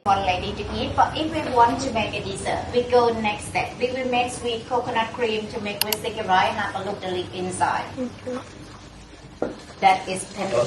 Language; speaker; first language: English; non-native, learner; Thai